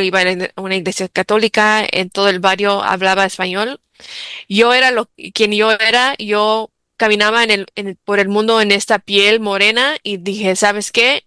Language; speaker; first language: Spanish; early bilingual, heritage; English